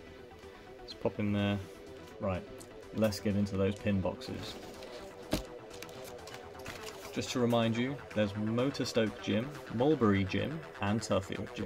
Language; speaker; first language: English; native; English